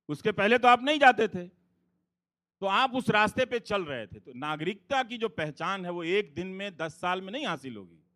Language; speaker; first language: Hindi; native; Hindi